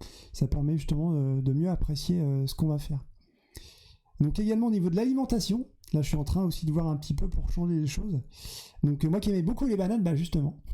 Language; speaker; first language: French; native; French